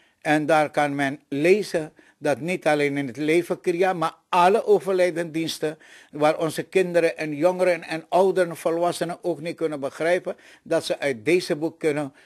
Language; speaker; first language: Dutch; non-native, local second language; Caribbean Hindustani